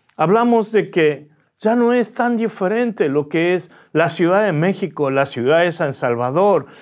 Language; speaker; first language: Spanish; early bilingual, other home language; Korean